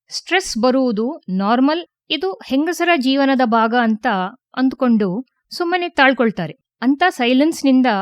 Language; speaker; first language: Kannada; native; Kannada